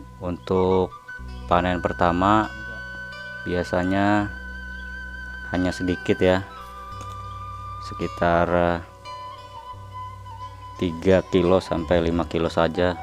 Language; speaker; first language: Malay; non-native, local second language; Sundanese